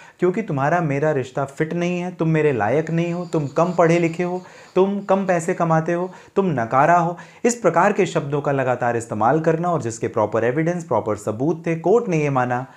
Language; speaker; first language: Hindi; native; Hindi